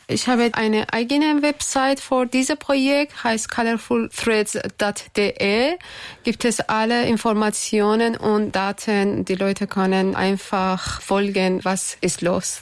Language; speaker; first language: German; non-native, fluent; Persian